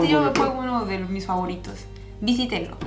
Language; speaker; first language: Spanish; native; Spanish